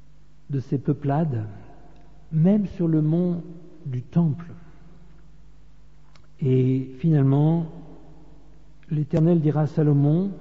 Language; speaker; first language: French; native; French